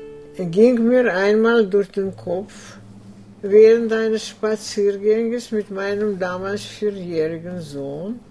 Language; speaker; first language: German; non-native, fluent; Russian